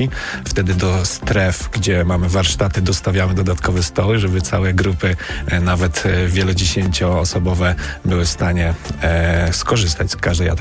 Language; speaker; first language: Polish; native; Polish